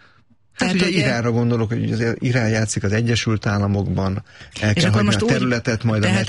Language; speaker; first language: Hungarian; native; Hungarian